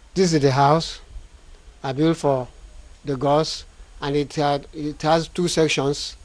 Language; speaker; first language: English; non-native, local second language; Igbo